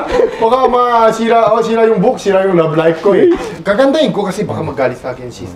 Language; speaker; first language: Filipino; non-native, fluent; Korean